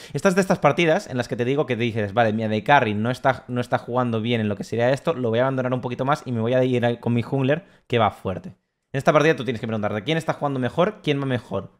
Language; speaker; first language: Spanish; native; Spanish